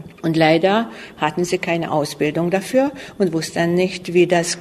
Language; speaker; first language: German; non-native, local second language; Hungarian